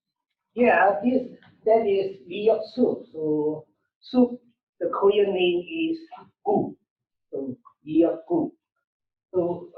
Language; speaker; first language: English; non-native, learner; Korean